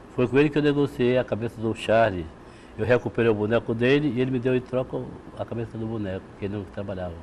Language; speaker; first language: Portuguese; native; Portuguese